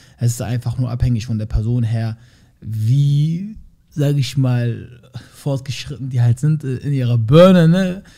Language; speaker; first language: German; early bilingual, other home language; Turkish